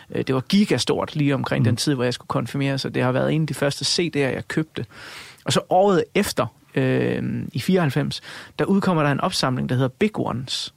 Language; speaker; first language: Danish; native; Danish